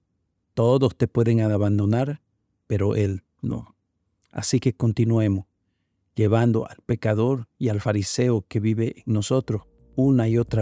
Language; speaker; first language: Spanish; native; Spanish